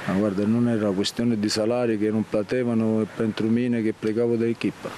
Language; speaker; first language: Romanian; non-native, learner; Italian